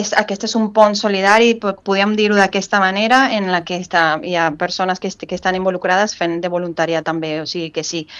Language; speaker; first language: Catalan; non-native, fluent; Spanish